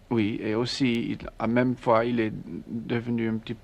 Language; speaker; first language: French; non-native, learner; English